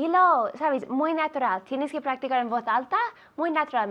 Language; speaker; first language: Spanish; non-native, fluent; English